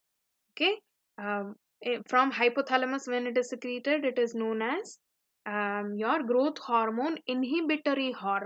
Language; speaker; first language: English; non-native, local second language; Hindi